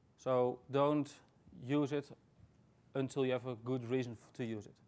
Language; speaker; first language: English; non-native, fluent; Dutch